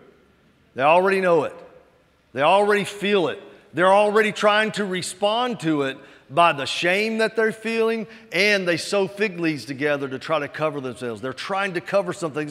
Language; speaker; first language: English; native; English